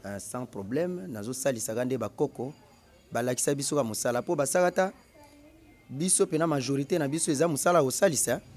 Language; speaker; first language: Lingala; non-native, local second language; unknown